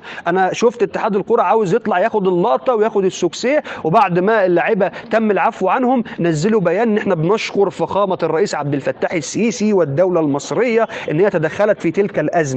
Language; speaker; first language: Arabic; native; Arabic